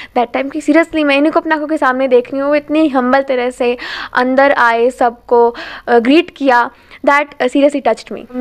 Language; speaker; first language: Hindi; native; Hindi